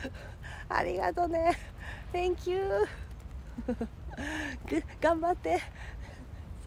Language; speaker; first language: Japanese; non-native, fluent; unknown